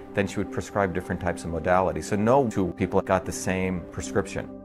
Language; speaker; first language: English; non-native, local second language; Tamil